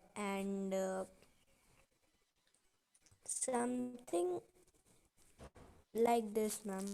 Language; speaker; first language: English; non-native, learner; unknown